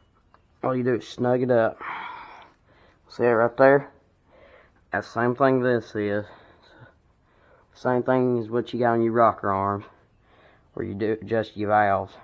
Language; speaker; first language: English; native; English